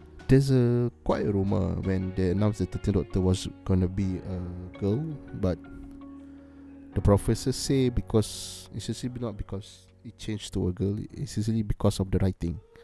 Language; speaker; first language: English; non-native, local second language; Malay